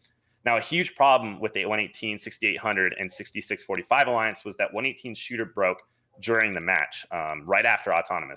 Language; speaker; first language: English; native; English